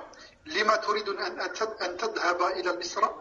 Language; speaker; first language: Arabic; non-native, learner; French